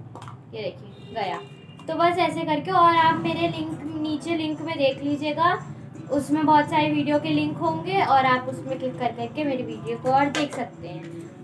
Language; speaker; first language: Hindi; native; Hindi